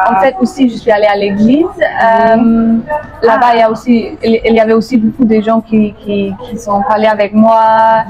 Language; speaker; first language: French; non-native, fluent; German